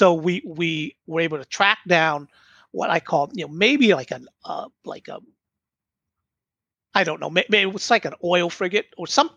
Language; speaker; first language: English; early bilingual, other home language; Vietnamese